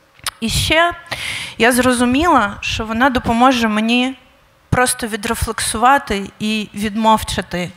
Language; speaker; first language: Ukrainian; native; Ukrainian